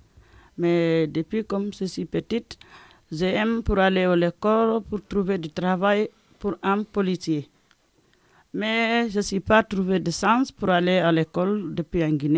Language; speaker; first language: French; non-native, learner; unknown